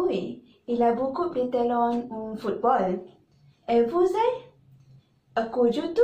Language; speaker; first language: French; non-native, learner; Malay